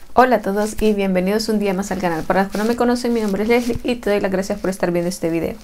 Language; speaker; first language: Spanish; native; Spanish